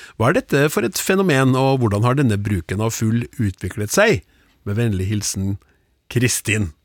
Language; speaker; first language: Norwegian; native; Norwegian